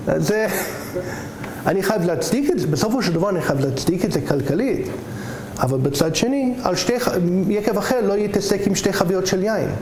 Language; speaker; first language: Hebrew; non-native, fluent; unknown